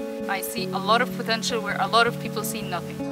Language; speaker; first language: English; non-native, fluent; Arabic